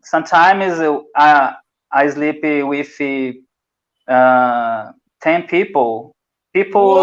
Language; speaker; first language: English; non-native, learner; Portuguese